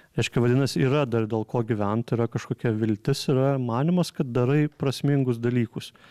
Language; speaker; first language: Lithuanian; native; Lithuanian